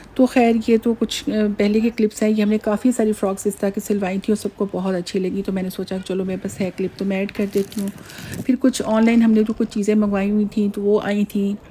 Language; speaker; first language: Urdu; native; Urdu